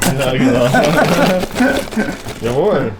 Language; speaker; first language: German; native; German